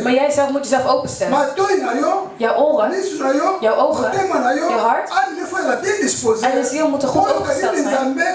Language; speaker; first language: Dutch; non-native, fluent; Lingala